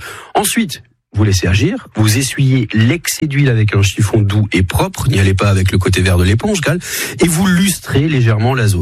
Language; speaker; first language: French; native; French